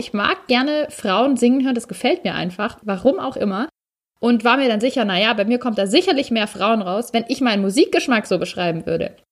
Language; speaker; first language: German; native; German